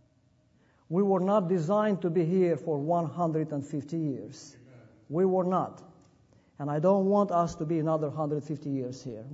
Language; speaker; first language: English; non-native, fluent; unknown